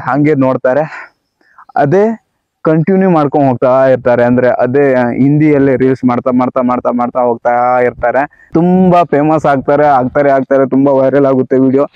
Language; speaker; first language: Kannada; non-native, local second language; Konkani